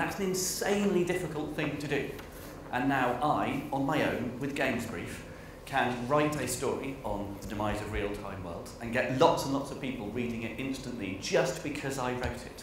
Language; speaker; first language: English; native; English